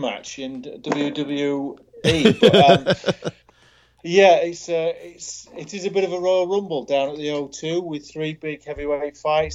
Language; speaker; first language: English; native; English